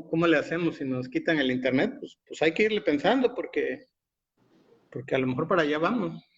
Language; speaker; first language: Spanish; native; Spanish